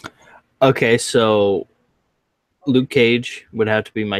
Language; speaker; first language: English; native; English